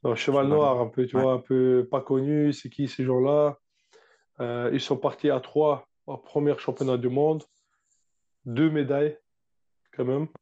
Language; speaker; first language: French; non-native, fluent; Russian